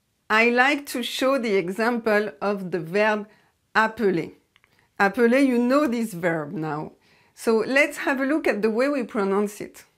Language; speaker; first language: English; non-native, fluent; French